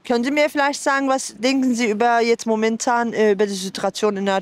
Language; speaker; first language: German; early bilingual, other home language; Turkish